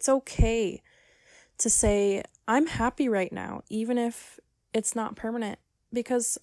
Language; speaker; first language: English; native; English